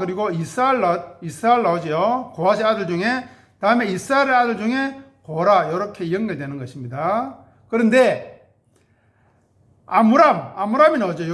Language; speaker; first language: Korean; native; Korean